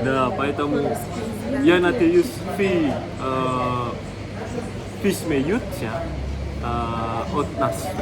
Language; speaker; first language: Russian; non-native, learner; Indonesian